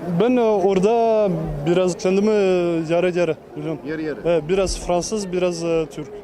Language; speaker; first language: Turkish; early bilingual, heritage; Turkish